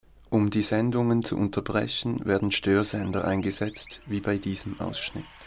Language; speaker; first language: German; native; German